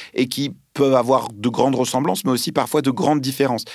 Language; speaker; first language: French; early bilingual, other home language; Arabic